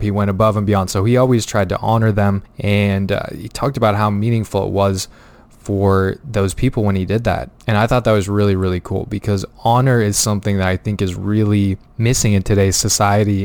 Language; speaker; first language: English; native; English